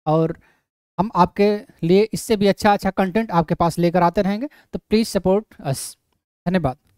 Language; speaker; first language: Hindi; native; Hindi